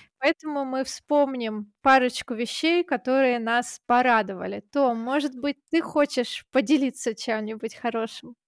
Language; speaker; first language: Russian; native; Russian